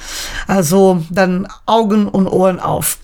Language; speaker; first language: German; native; German